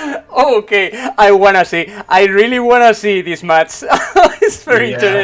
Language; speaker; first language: English; non-native, learner; Spanish